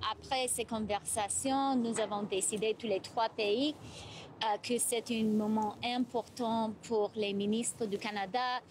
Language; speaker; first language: French; non-native, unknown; English